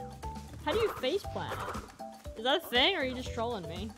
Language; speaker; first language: English; native; English